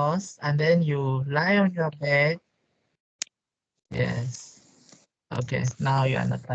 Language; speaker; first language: English; non-native, local second language; French